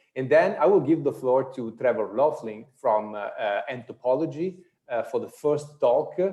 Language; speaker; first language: English; non-native, fluent; Italian